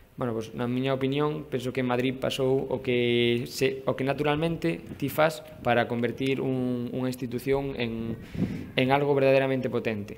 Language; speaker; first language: Galician; native; Galician